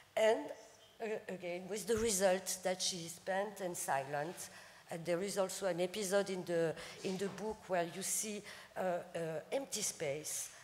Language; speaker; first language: English; non-native, fluent; French